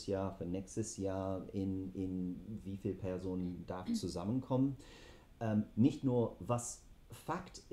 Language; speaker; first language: German; non-native, fluent; English